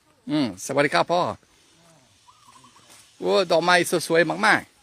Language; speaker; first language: Thai; non-native, learner; French